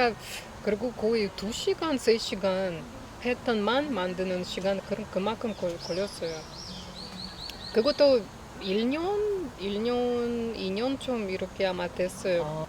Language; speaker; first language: Korean; non-native, learner; Russian